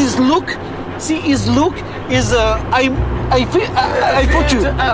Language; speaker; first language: English; non-native, learner; French